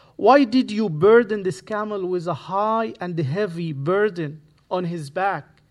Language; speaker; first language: English; non-native, fluent; Arabic